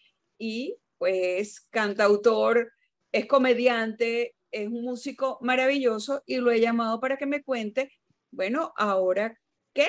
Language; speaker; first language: Spanish; native; Spanish